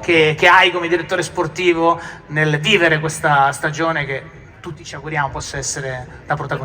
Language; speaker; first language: Italian; native; Italian